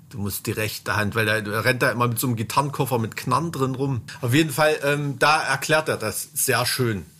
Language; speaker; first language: German; native; German